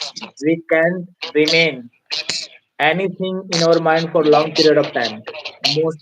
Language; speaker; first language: English; non-native, fluent; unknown